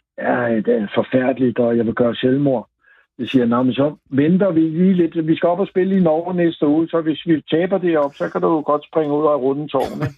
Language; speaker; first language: Danish; native; Danish